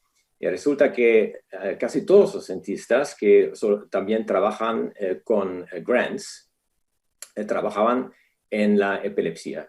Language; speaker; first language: Spanish; non-native, fluent; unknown